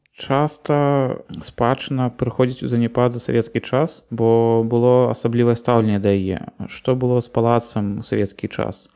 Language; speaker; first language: Belarusian; native; Belarusian